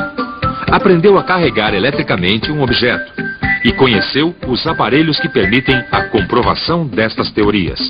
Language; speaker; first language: Portuguese; native; Portuguese